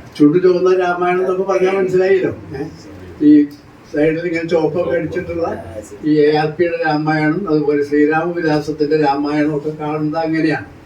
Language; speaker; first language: Malayalam; native; Malayalam